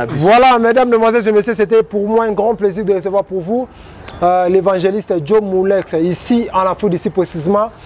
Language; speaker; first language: French; non-native, local second language; Lingala